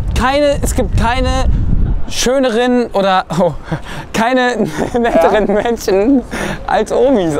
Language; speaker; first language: German; native; German